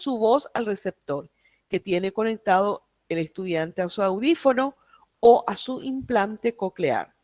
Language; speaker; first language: Spanish; native; Spanish